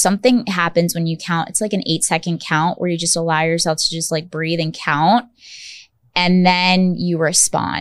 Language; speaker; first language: English; native; English